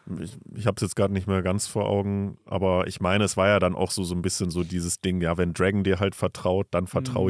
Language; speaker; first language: German; native; German